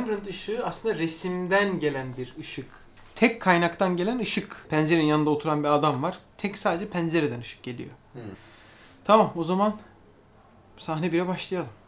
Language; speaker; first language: Turkish; native; Turkish